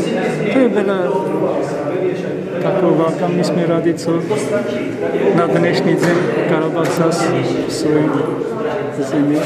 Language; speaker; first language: Czech; non-native, learner; Armenian